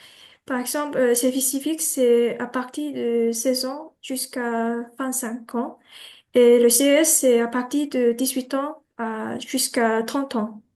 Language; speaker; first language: French; non-native, learner; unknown